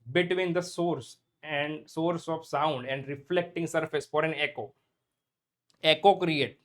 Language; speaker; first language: English; non-native, local second language; Gujarati